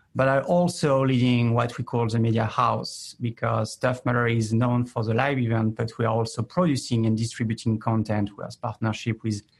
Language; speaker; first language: English; non-native, fluent; French